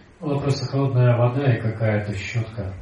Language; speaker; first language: Russian; native; Russian